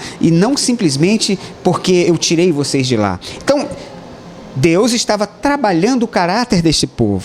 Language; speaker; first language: Portuguese; native; Portuguese